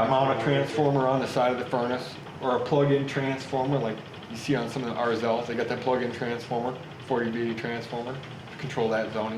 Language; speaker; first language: English; native; English